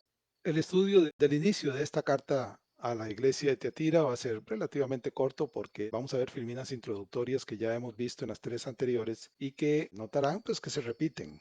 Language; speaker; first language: Spanish; native; Spanish